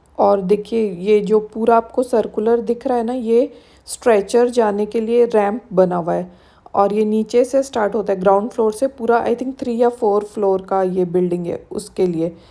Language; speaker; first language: Hindi; native; Hindi